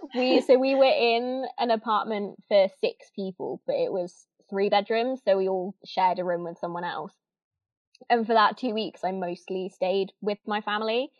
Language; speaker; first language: English; native; English